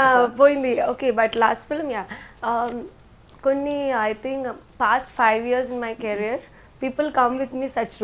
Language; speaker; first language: Telugu; non-native, learner; Malayalam